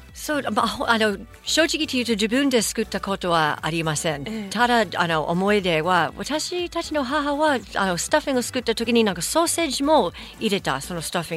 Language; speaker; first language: Japanese; non-native, fluent; English